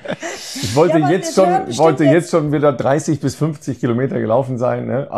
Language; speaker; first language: German; native; German